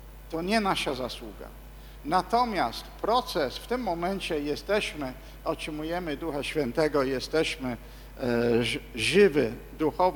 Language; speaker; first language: Polish; non-native, fluent; English